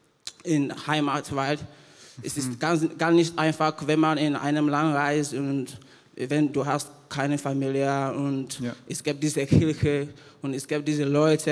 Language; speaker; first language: German; non-native, learner; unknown